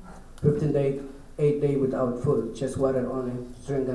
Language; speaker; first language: English; non-native, learner; Kʼicheʼ